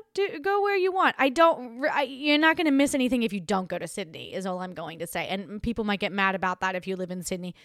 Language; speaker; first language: English; native; English